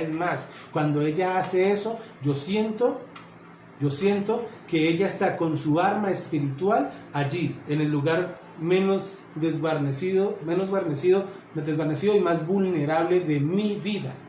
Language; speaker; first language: Spanish; native; Spanish